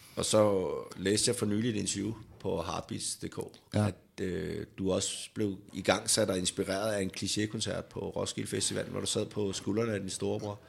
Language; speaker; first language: Danish; native; Danish